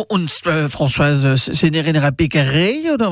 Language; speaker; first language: German; non-native, local second language; Swiss German